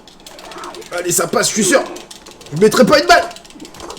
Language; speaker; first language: French; native; French